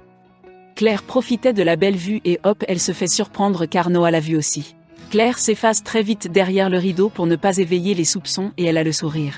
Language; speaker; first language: French; non-native, local second language; Haitian Creole